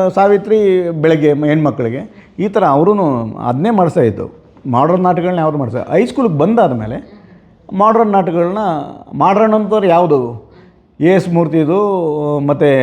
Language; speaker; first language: Kannada; native; Kannada